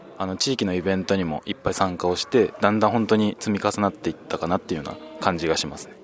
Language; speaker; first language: Japanese; native; Japanese